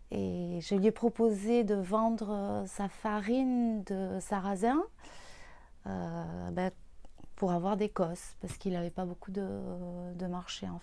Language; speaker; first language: French; native; French